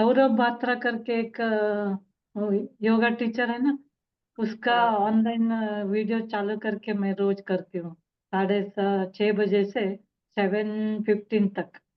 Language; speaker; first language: Hindi; non-native, local second language; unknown